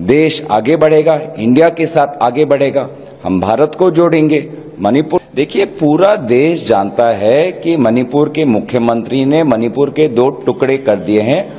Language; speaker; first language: Hindi; non-native, local second language; Assamese